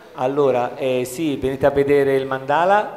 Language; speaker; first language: Italian; native; Italian